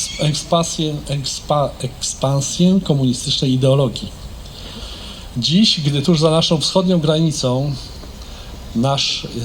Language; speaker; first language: Polish; native; Polish